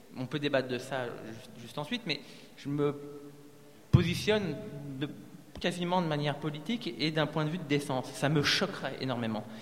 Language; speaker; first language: French; native; French